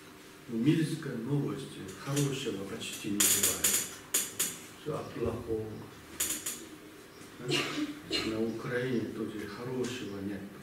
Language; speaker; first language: Russian; non-native, learner; Korean